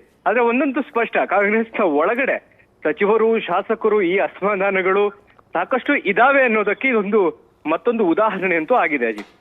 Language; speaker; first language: Kannada; native; Kannada